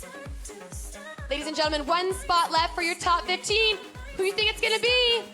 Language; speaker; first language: English; native; English